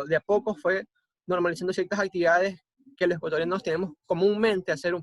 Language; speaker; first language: Spanish; native; Spanish